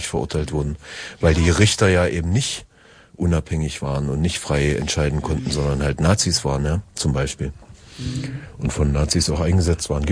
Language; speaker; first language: German; native; German